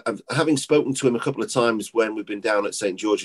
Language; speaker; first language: English; native; English